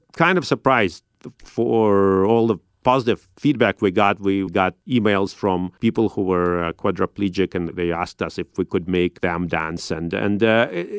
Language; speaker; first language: English; non-native, fluent; Russian